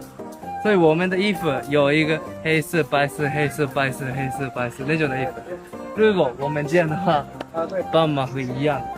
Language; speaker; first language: Chinese; non-native, learner; Japanese